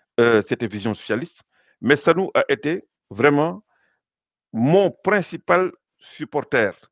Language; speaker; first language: French; non-native, local second language; Wolof